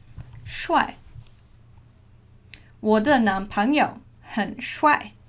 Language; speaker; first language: Chinese; non-native, fluent; English